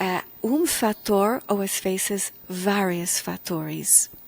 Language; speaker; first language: Portuguese; non-native, fluent; English